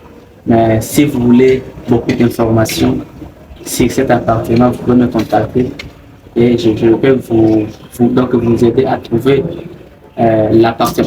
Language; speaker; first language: French; non-native, local second language; Rundi